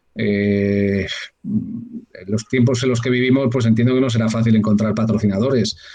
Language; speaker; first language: Spanish; native; Spanish